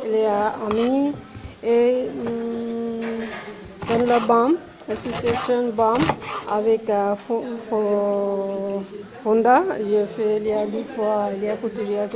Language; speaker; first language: French; non-native, learner; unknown